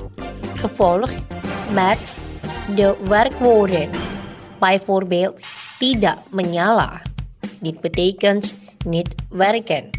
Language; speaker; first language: Dutch; non-native, learner; Indonesian